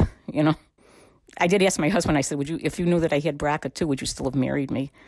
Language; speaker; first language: English; native; English